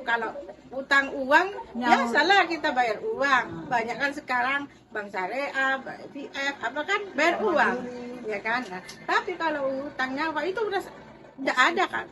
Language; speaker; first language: Indonesian; non-native, local second language; Madurese